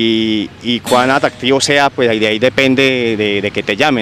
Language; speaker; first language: Spanish; native; Spanish